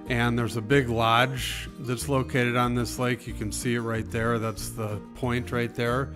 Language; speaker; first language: English; native; English